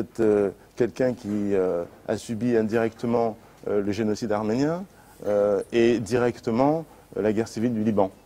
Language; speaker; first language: French; native; French